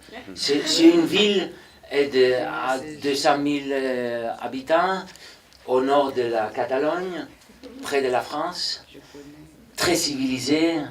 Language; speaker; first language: French; non-native, fluent; Spanish